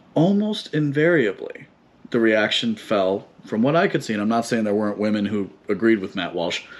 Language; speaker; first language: English; native; English